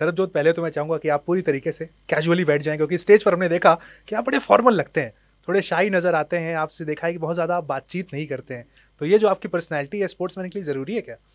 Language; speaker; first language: Hindi; native; Hindi